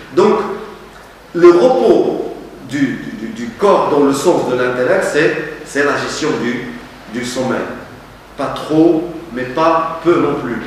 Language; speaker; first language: French; non-native, local second language; Arabic